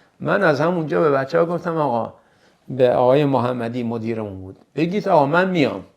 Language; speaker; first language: Persian; native; Persian